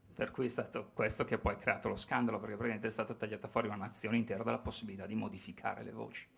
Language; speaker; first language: Italian; native; Italian